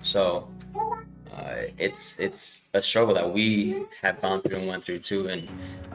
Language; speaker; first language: English; native; English